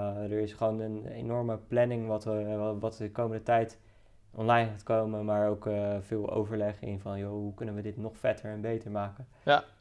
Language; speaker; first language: Dutch; native; Dutch